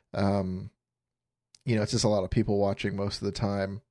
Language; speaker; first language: English; native; English